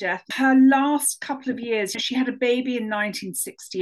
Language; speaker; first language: English; native; English